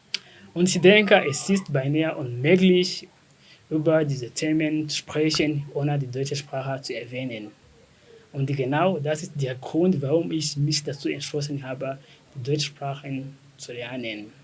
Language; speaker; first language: German; non-native, fluent; Kinyarwanda